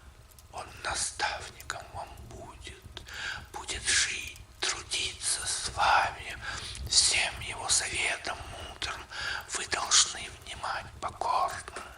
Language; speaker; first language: Russian; native; Russian